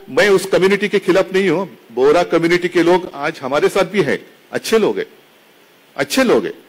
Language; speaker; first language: Hindi; non-native, local second language; Marathi